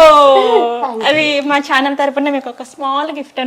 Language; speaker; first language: Telugu; native; Telugu